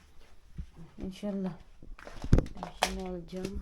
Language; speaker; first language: Turkish; non-native, learner; Filipino